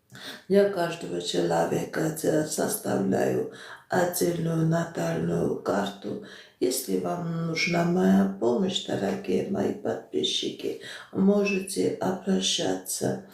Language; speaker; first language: Russian; non-native, fluent; Armenian